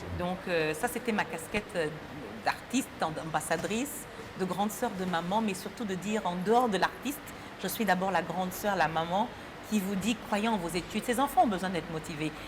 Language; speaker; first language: French; native; French